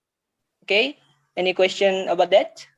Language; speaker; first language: English; non-native, learner; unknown